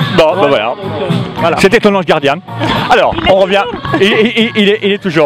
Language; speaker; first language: French; native; French